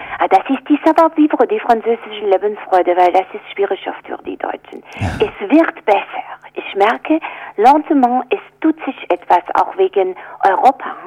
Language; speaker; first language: German; non-native, fluent; French